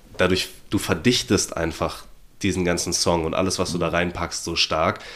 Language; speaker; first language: German; native; German